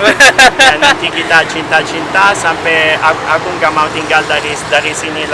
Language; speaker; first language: Indonesian; non-native, learner; Italian